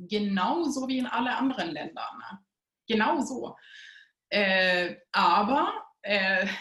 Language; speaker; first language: German; non-native, fluent; Swedish